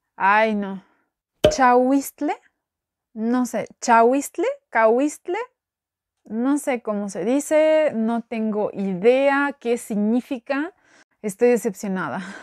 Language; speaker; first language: Spanish; non-native, fluent; Albanian